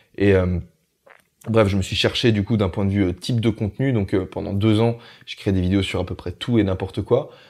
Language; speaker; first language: French; native; French